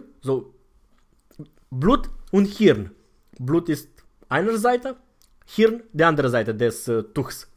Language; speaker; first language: German; non-native, fluent; Romanian